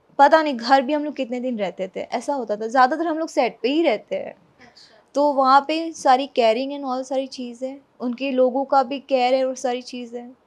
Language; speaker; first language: Hindi; non-native, local second language; Gujarati